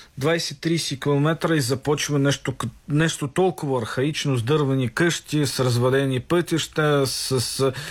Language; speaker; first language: Bulgarian; non-native, fluent; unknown